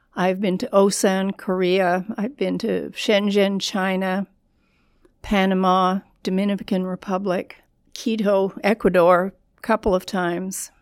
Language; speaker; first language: English; native; English